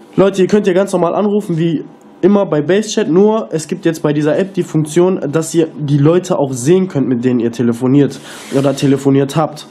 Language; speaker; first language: German; early bilingual, other home language; Turkish